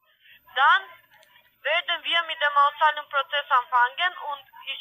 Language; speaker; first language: German; non-native, learner; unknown